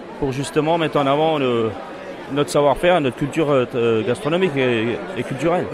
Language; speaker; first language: French; native; French